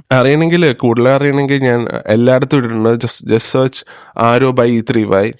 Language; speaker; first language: Malayalam; early bilingual, heritage; Malayalam